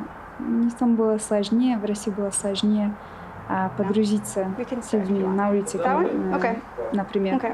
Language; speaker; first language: Russian; non-native, fluent; English